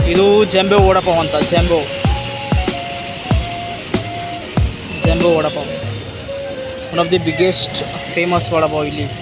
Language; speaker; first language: Kannada; early bilingual, heritage; Kannada